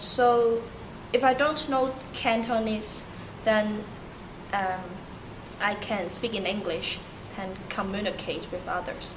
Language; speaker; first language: English; early bilingual, other home language; Turkish